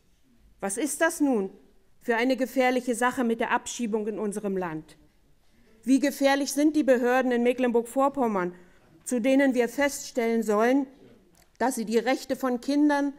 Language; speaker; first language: German; native; German